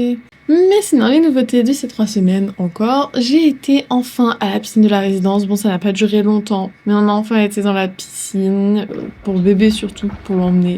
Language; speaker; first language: French; native; French